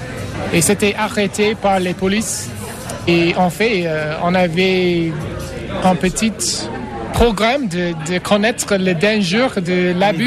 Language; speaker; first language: French; non-native, fluent; English